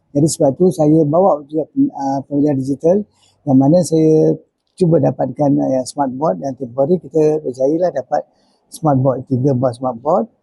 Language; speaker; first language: Malay; non-native, local second language; Tamil